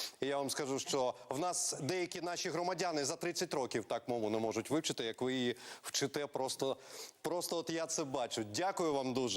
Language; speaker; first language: Ukrainian; native; Ukrainian